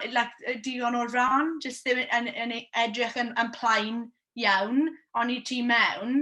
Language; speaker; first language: Welsh; non-native, local second language; English